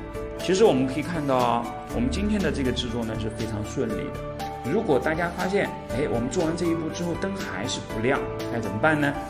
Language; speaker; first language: Chinese; native; Chinese